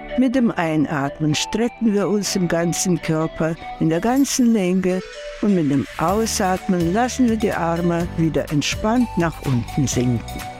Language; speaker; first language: German; non-native, fluent; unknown